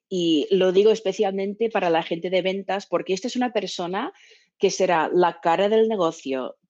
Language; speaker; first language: Spanish; non-native, fluent; English